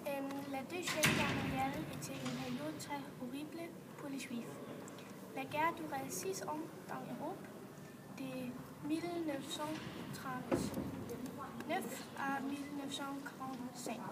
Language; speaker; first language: French; non-native, learner; Danish